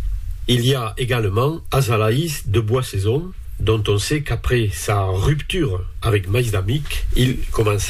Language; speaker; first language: French; native; French